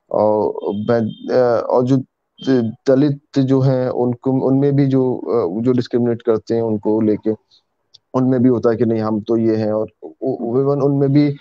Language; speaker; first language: Hindi; native; Hindi